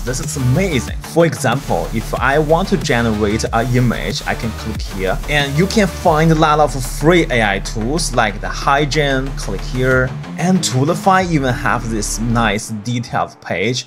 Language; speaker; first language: English; non-native, fluent; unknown